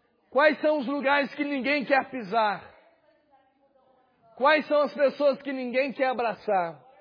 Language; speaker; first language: Portuguese; native; Portuguese